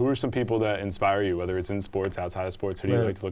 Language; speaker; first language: English; native; English